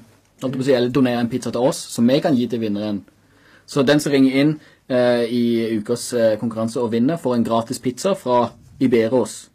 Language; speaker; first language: Norwegian; native; Norwegian